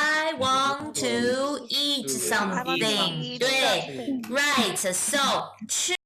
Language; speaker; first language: English; non-native, fluent; Chinese